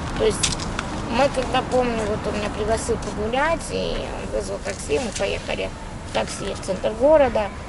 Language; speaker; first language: Russian; native; Russian